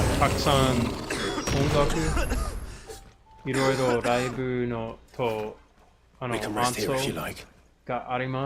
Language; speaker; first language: Japanese; non-native, learner; English